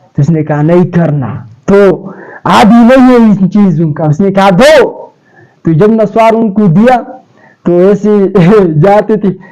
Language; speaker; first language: Urdu; non-native, local second language; Pashto